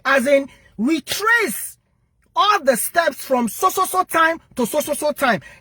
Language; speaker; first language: English; non-native, local second language; Yoruba